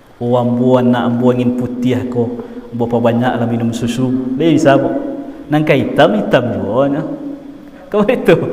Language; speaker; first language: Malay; non-native, local second language; Minangkabau